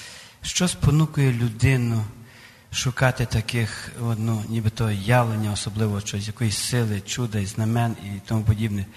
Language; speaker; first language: Ukrainian; native; Ukrainian